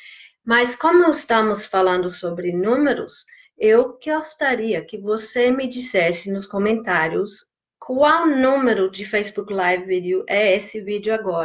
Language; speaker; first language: Portuguese; non-native, fluent; English